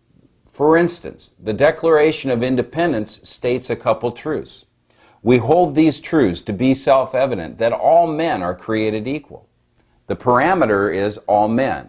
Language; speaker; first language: English; native; English